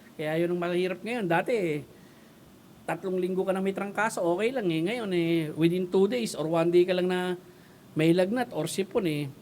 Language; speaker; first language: Filipino; native; Filipino